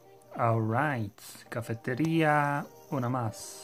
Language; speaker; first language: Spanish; non-native, learner; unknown